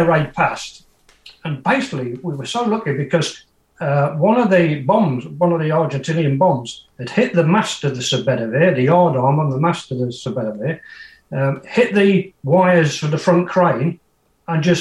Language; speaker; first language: English; native; English